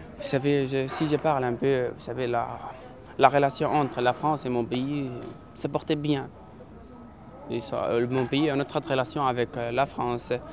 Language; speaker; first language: French; non-native, local second language; Somali